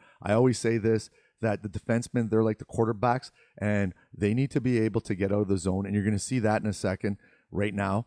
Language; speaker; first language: English; native; English